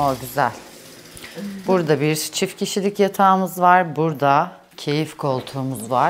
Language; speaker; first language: Turkish; native; Turkish